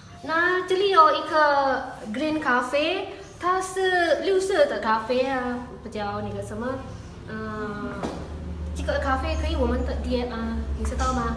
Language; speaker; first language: Chinese; non-native, learner; Indonesian